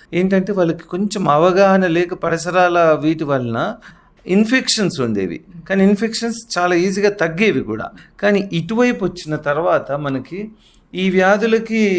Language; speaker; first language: Telugu; native; Telugu